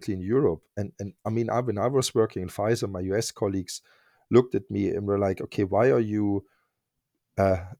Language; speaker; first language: English; non-native, fluent; German